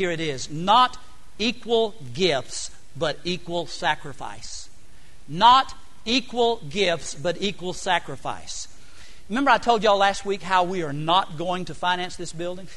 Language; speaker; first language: English; native; English